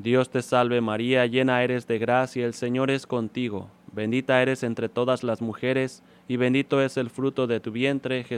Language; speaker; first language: Spanish; native; Spanish